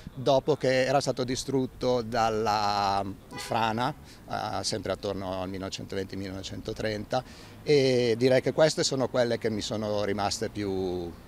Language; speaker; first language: Italian; native; Italian